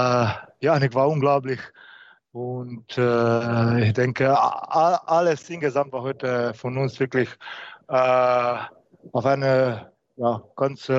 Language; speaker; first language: German; non-native, learner; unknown